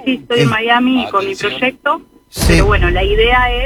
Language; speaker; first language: Spanish; native; Spanish